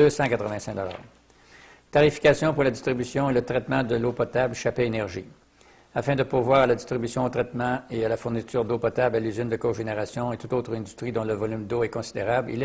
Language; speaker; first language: French; native; French